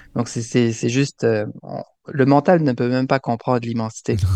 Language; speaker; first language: French; native; French